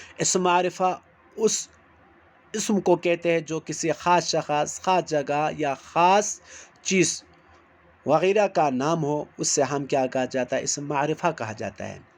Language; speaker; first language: Urdu; non-native, local second language; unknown